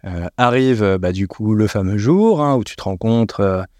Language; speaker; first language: French; native; French